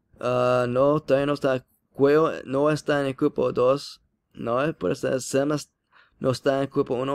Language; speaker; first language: Spanish; non-native, learner; English